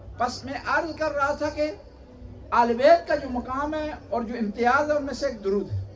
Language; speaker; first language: Urdu; non-native, local second language; Punjabi